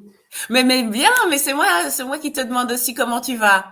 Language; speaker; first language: French; native; French